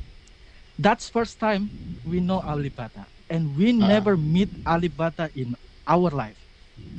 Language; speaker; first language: English; non-native, learner; Indonesian